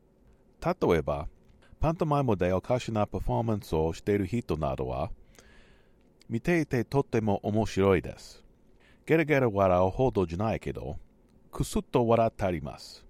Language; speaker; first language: Japanese; non-native, learner; English